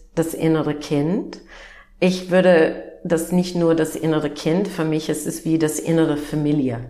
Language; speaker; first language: German; non-native, fluent; English